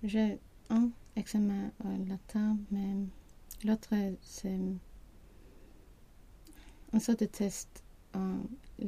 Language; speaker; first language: French; non-native, learner; Swedish